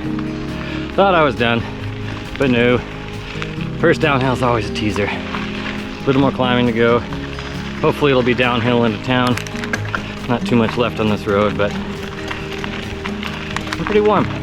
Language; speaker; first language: English; native; English